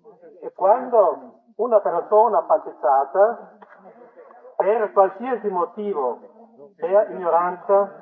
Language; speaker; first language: Italian; non-native, fluent; German